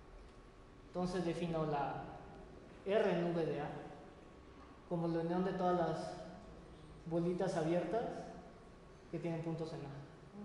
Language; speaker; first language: Spanish; native; Spanish